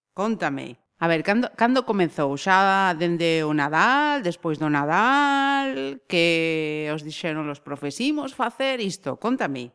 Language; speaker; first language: Galician; native; Galician